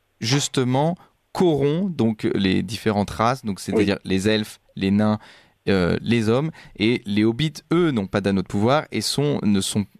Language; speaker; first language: French; native; French